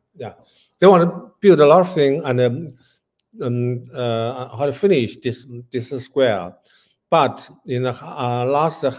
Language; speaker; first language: English; non-native, learner; Chinese